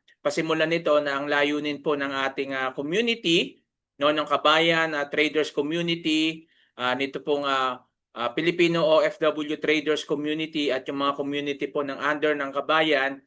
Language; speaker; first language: Filipino; native; Filipino